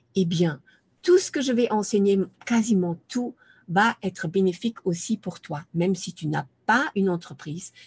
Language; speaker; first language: French; non-native, fluent; German